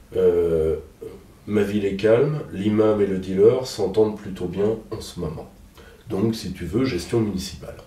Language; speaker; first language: French; native; French